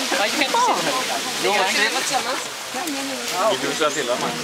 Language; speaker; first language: English; non-native, learner; Thai